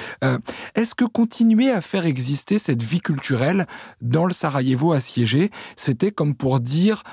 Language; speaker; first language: French; native; French